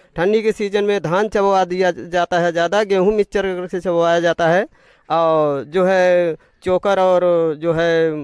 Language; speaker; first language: Hindi; native; Hindi